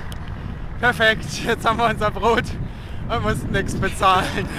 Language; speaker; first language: German; native; German